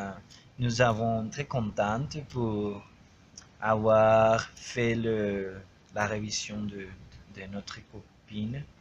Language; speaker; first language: French; non-native, learner; Spanish